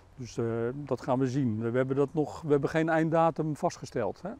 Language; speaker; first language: Dutch; native; Dutch